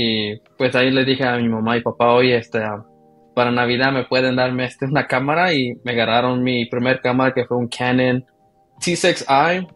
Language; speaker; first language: Spanish; early bilingual, heritage; Spanish